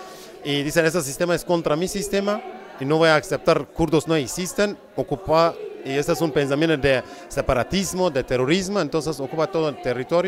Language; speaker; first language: Spanish; non-native, fluent; Kurdish